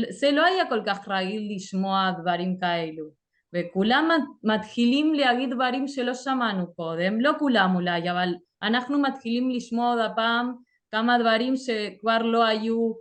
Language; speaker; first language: Hebrew; non-native, fluent; Spanish